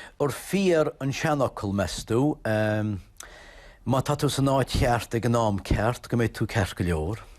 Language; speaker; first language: Irish; native; Irish